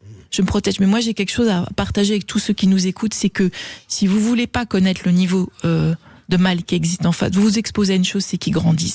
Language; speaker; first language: French; native; French